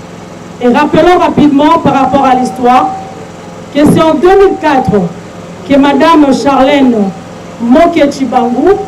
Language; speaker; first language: French; non-native, local second language; Lingala